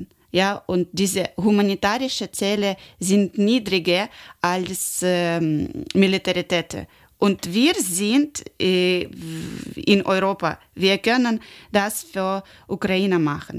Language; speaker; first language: German; non-native, learner; Ukrainian